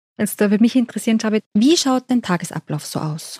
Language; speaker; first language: German; native; German